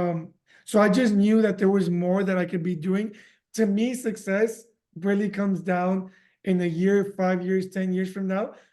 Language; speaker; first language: English; early bilingual, other home language; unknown